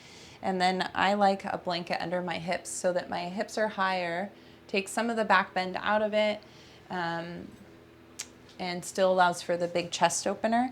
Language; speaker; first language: English; native; English